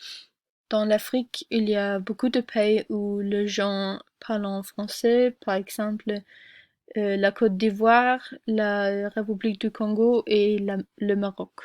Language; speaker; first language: French; non-native, learner; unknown